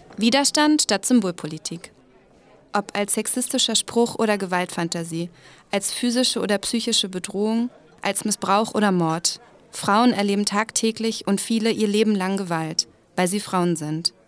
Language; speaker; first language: German; native; German